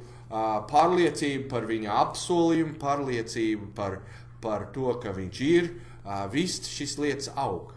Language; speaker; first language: Latvian; non-native, learner; English